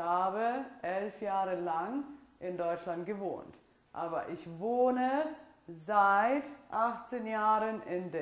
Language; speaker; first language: German; non-native, fluent; Italian